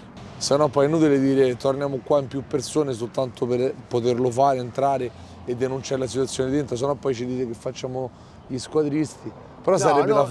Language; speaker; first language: Italian; native; Italian